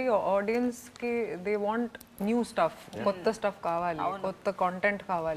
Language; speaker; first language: Telugu; non-native, local second language; Hindi